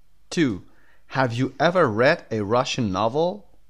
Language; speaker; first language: English; non-native, fluent; Persian